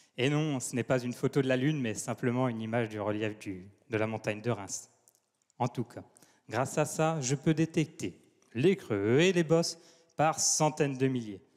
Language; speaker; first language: French; native; French